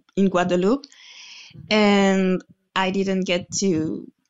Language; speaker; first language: English; non-native, fluent; French